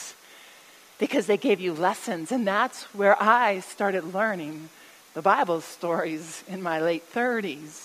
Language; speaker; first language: English; native; English